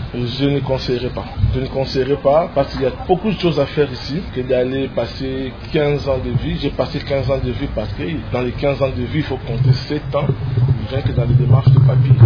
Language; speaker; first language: French; non-native, local second language; Lingala